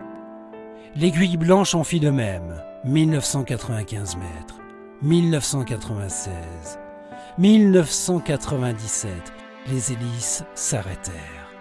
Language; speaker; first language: French; native; French